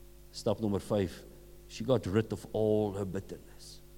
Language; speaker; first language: English; non-native, local second language; Afrikaans